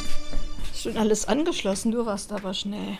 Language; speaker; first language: German; native; German